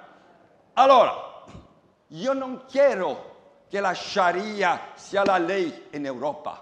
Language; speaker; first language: Spanish; non-native, learner; Romanian